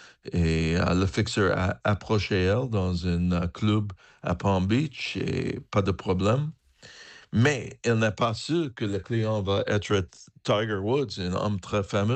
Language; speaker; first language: French; non-native, learner; English